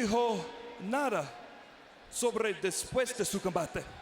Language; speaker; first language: Spanish; non-native, learner; English